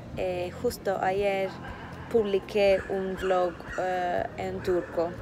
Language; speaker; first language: Spanish; non-native, fluent; Turkish